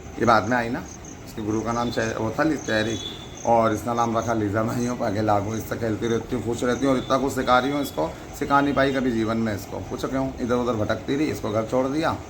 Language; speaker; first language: Hindi; native; Hindi